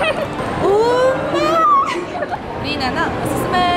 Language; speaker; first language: Japanese; non-native, learner; Russian